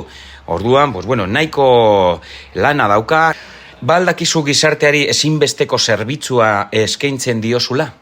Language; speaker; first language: Basque; native; Basque